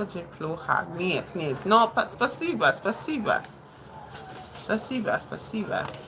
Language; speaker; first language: Russian; non-native, learner; English